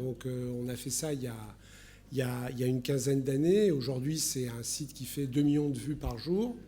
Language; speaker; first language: French; native; French